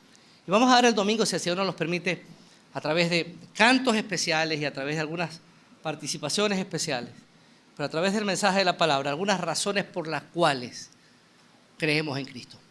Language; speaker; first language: Spanish; native; Spanish